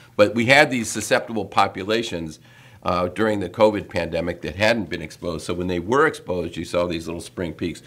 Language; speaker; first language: English; native; English